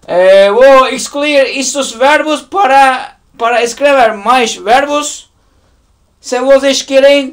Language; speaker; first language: Portuguese; non-native, learner; Turkish